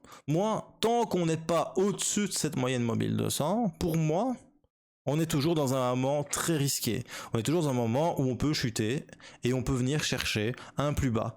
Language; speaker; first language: French; native; French